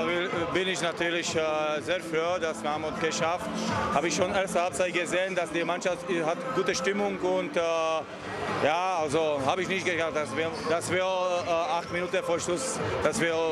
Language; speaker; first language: German; non-native, learner; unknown